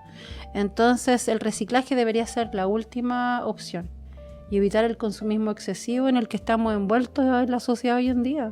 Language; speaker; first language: Spanish; native; Spanish